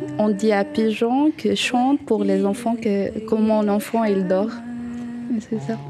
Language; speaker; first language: French; non-native, local second language; Arabic